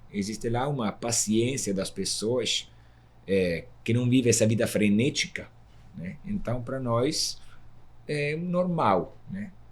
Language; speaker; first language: Portuguese; non-native, fluent; Italian